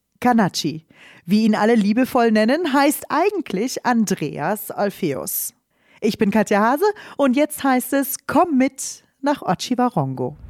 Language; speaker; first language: German; native; German